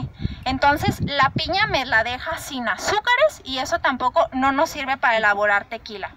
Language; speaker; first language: Spanish; native; Spanish